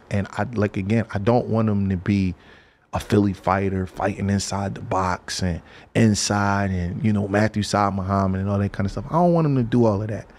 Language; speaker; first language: English; native; English